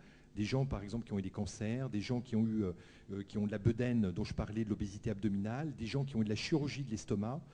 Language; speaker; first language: French; native; French